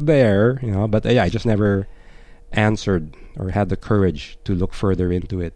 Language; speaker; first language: English; non-native, local second language; Filipino